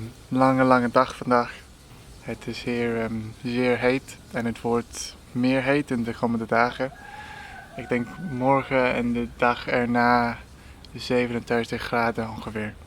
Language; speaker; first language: Dutch; non-native, learner; English